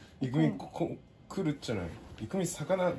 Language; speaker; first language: Japanese; native; Japanese